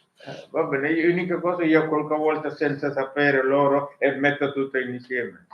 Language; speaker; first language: Italian; non-native, learner; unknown